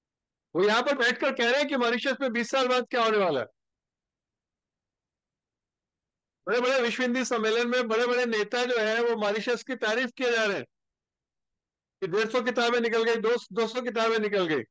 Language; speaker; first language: Hindi; native; Hindi